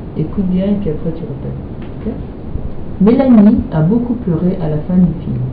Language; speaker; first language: French; native; French